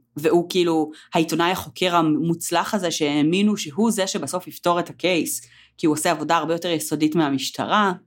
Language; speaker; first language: Hebrew; native; Hebrew